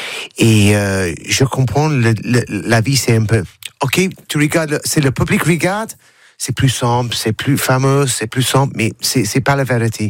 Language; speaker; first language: French; non-native, learner; English